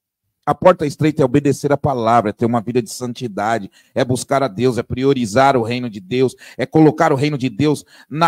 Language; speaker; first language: Portuguese; native; Portuguese